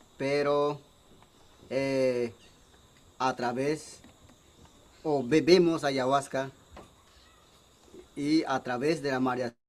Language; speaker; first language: Spanish; non-native, local second language; Shipibo-Conibo